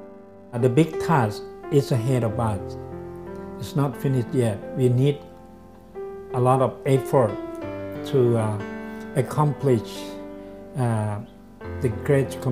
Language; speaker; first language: English; non-native, learner; Thai